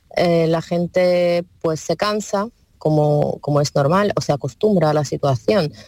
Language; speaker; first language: Spanish; non-native, fluent; Ukrainian